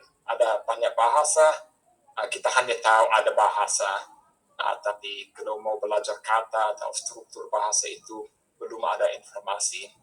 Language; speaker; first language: Indonesian; non-native, fluent; English